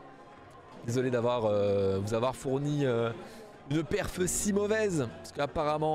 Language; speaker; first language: French; native; French